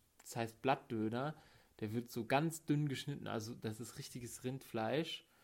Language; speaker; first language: German; native; German